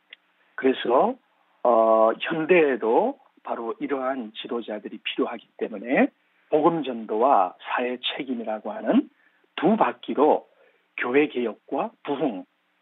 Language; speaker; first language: Korean; native; Korean